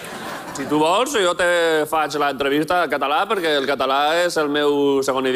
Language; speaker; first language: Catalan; non-native, learner; Spanish